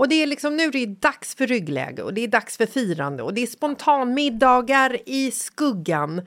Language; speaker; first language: Swedish; native; Swedish